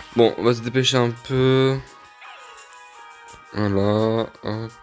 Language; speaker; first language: French; native; French